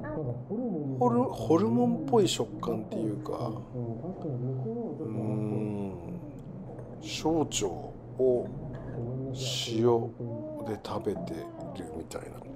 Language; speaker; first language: Japanese; native; Japanese